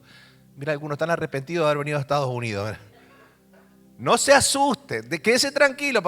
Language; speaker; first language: Spanish; native; Spanish